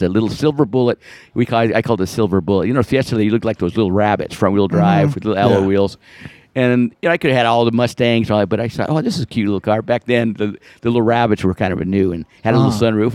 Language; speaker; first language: English; native; English